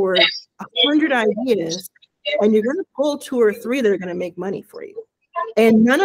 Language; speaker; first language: English; native; English